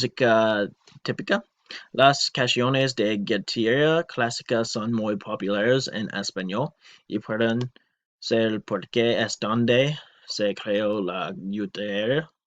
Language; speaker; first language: Spanish; non-native, learner; English